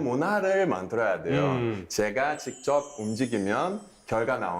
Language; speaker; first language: Korean; non-native, fluent; Portuguese